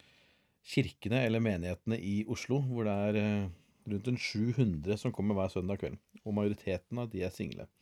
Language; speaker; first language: Norwegian; native; Norwegian